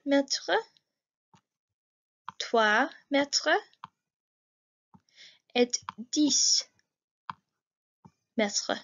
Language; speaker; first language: French; non-native, learner; English